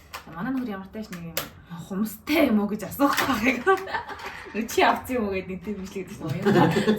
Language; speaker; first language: Mongolian; native; Mongolian